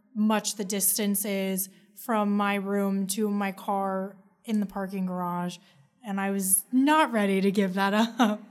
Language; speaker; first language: English; native; English